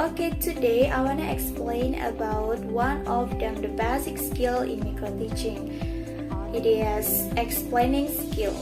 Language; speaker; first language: English; non-native, learner; Indonesian